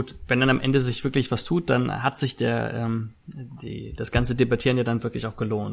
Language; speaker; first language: German; native; German